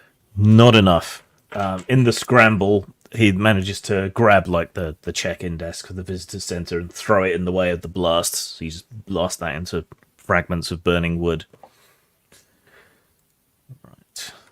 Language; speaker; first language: English; native; English